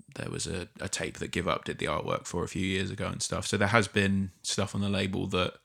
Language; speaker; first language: English; native; English